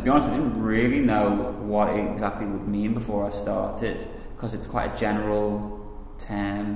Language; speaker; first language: English; native; English